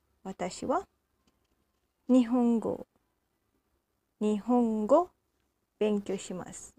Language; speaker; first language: Japanese; non-native, learner; Malay